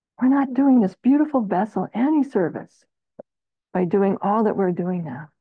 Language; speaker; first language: English; native; English